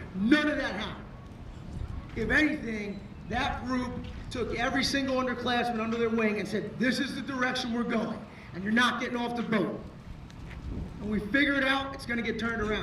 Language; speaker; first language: English; native; English